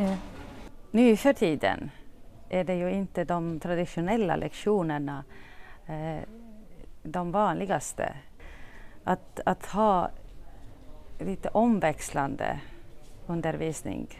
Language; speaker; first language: Swedish; non-native, fluent; Estonian